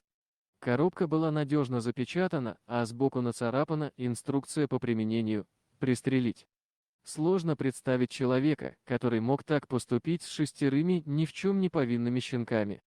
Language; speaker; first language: Russian; native; Russian